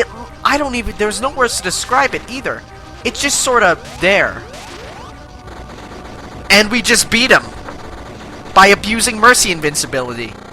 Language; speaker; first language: English; native; English